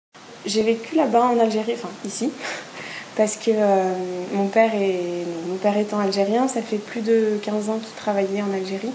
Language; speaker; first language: French; native; French